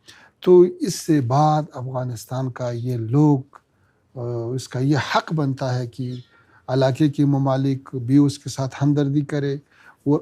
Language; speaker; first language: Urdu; non-native, learner; Pashto